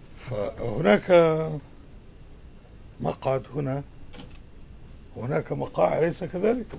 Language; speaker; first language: Arabic; native; Arabic